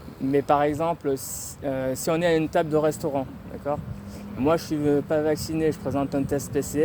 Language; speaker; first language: French; native; French